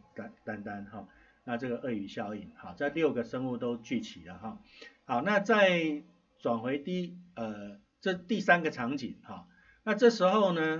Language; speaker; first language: Chinese; native; Chinese